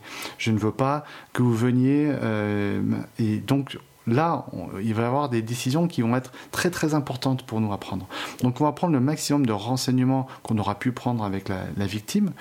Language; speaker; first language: French; native; French